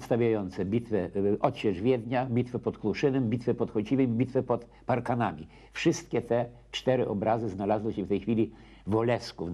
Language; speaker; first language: Polish; native; Polish